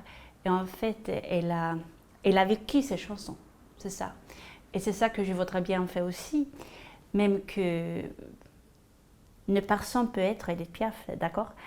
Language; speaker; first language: French; non-native, fluent; Swedish